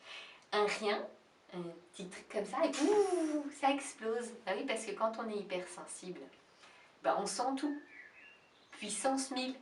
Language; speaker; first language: French; native; French